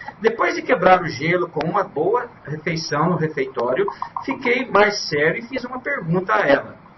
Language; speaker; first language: Portuguese; native; Portuguese